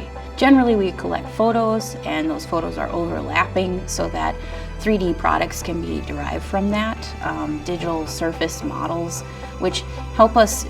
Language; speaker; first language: English; native; English